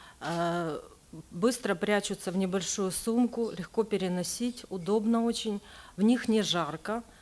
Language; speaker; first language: Russian; native; Russian